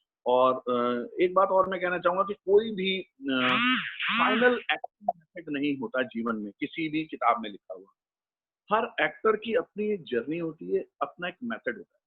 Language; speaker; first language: Hindi; native; Hindi